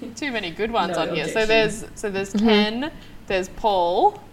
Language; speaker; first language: English; native; English